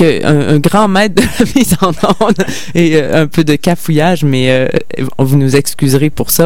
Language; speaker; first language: French; native; French